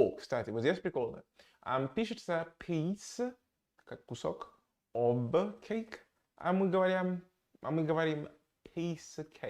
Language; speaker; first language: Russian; non-native, fluent; English